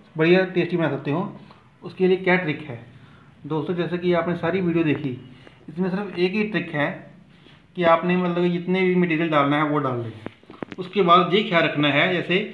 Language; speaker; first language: Hindi; native; Hindi